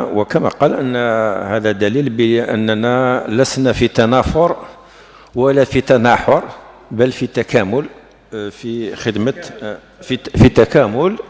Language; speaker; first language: Arabic; non-native, local second language; Kabyle